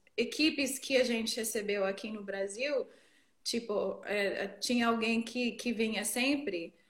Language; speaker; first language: Portuguese; non-native, fluent; English